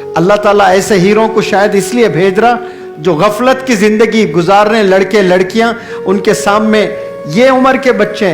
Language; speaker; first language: Urdu; native; Urdu